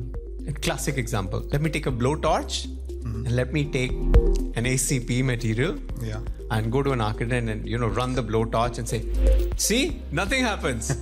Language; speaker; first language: English; non-native, local second language; Punjabi